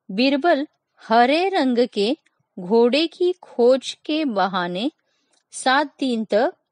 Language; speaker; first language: Hindi; non-native, local second language; Kannada